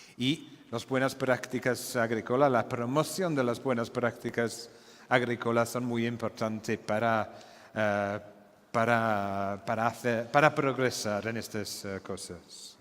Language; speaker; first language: Spanish; non-native, fluent; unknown